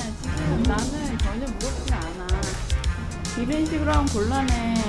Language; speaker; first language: Korean; native; Korean